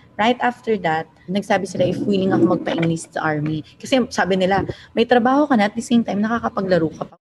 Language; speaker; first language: Filipino; non-native, local second language; Hiligaynon